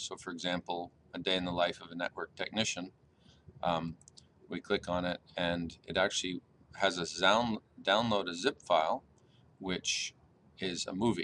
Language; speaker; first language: English; native; English